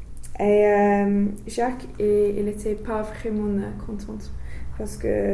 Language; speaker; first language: French; non-native, learner; English